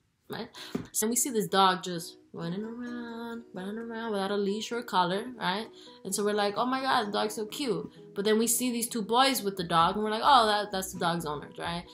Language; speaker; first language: English; early bilingual, other home language; Spanish